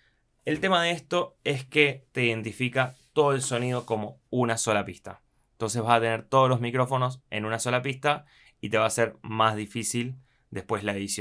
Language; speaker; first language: Spanish; native; Spanish